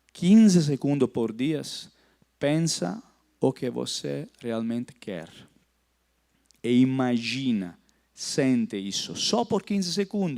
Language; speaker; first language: Portuguese; non-native, fluent; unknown